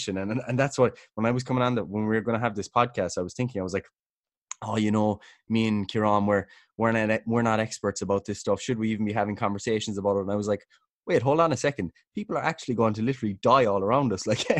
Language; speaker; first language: English; native; English